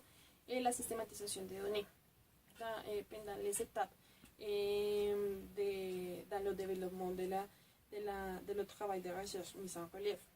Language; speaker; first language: French; non-native, fluent; Spanish